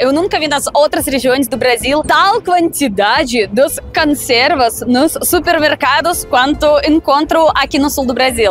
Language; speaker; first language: Portuguese; non-native, fluent; Russian